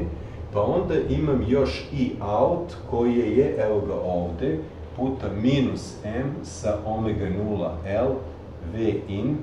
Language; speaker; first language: Serbian; native; Serbian